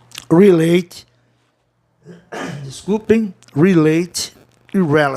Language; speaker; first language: English; non-native, fluent; Portuguese